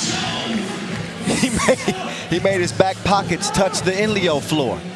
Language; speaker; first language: English; native; English